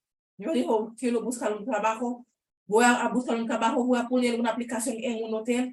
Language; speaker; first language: Spanish; non-native, learner; Haitian Creole